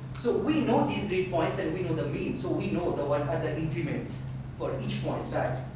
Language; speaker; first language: English; non-native, local second language; Bangla